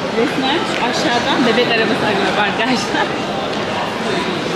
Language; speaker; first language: Turkish; native; Turkish